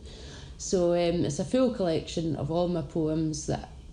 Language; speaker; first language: English; native; English